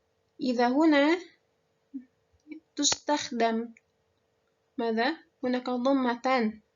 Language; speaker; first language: Arabic; non-native, fluent; Indonesian